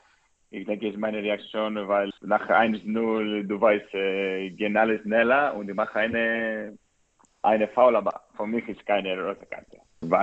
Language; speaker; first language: German; non-native, learner; Greek